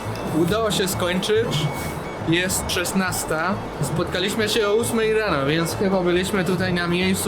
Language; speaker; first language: Polish; non-native, learner; Spanish